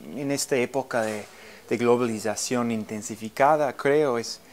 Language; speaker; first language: Spanish; non-native, fluent; English